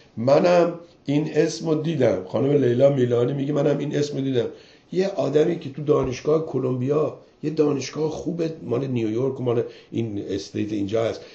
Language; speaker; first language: Persian; native; Persian